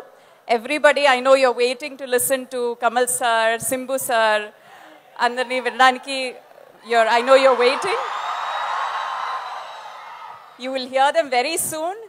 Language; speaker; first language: Telugu; non-native, fluent; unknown